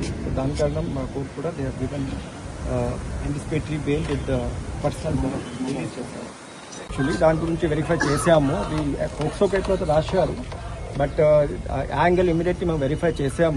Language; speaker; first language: Telugu; non-native, local second language; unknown